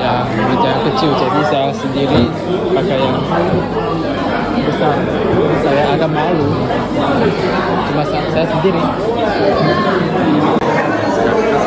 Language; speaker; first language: Indonesian; non-native, fluent; Chinese